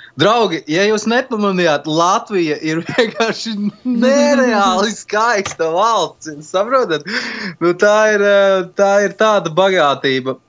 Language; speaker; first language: Latvian; native; Latvian